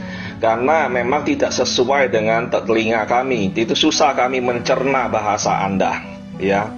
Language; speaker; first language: Indonesian; native; Indonesian